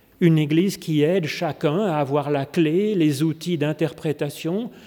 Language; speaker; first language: French; native; French